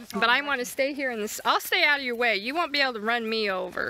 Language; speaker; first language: English; native; English